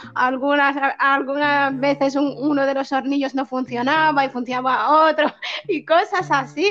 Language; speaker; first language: Spanish; early bilingual, other home language; Arabic